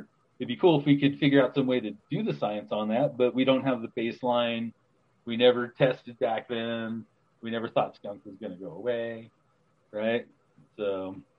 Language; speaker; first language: English; native; English